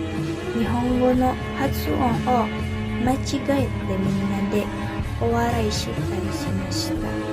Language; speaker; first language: Japanese; non-native, learner; Indonesian